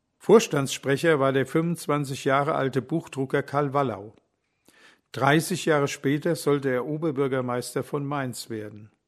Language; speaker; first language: German; native; German